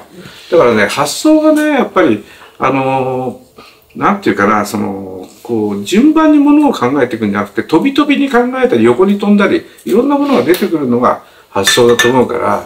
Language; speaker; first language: Japanese; native; Japanese